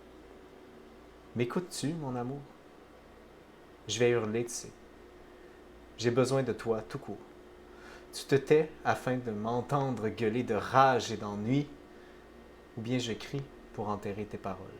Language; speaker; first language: French; native; French